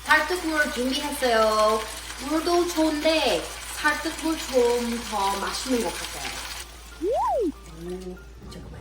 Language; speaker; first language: Korean; non-native, fluent; English